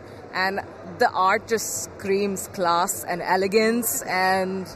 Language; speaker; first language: English; native; English